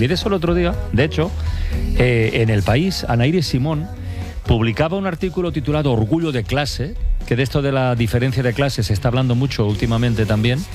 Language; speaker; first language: Spanish; native; Spanish